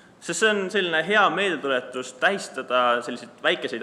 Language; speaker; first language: Estonian; native; Estonian